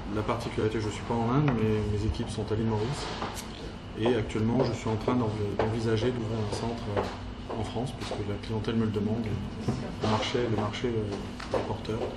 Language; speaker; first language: French; early bilingual, heritage; French